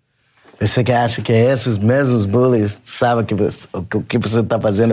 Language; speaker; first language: Portuguese; non-native, learner; English